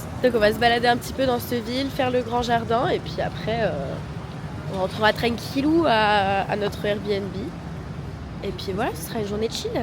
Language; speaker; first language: French; native; French